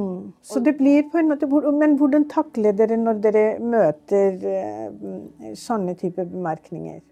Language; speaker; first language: Norwegian; non-native, fluent; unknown